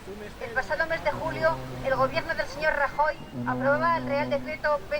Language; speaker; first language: Spanish; native; Spanish